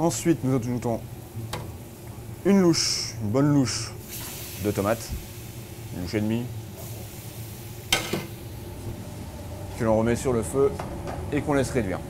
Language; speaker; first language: French; native; French